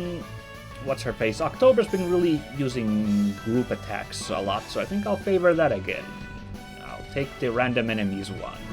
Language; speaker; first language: English; native; English